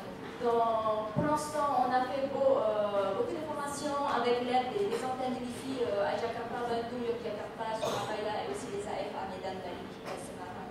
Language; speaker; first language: French; non-native, fluent; Indonesian